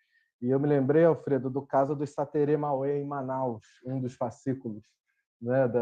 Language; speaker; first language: Portuguese; native; Portuguese